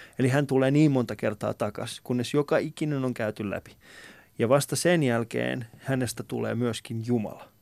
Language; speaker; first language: Finnish; early bilingual, other home language; Persian